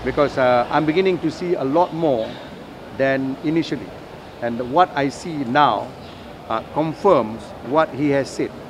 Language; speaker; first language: English; non-native, local second language; Malay